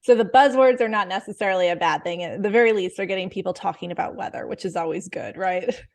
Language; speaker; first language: English; native; English